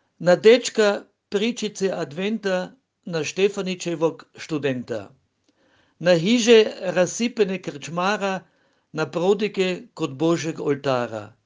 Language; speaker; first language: Croatian; native; Croatian